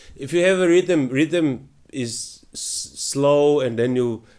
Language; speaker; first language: English; non-native, fluent; Slovenian